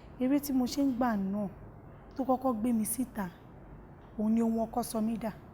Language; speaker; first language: Yoruba; native; Yoruba